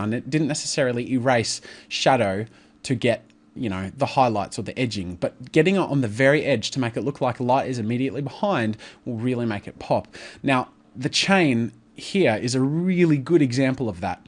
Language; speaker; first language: English; native; English